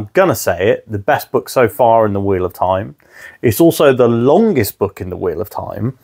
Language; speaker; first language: English; native; English